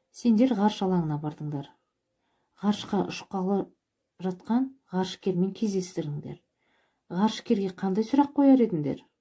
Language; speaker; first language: Kazakh; native; Kazakh